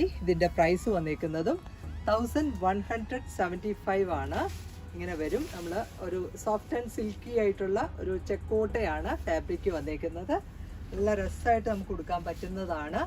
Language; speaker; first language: Malayalam; native; Malayalam